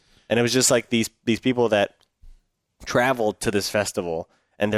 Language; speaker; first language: English; native; English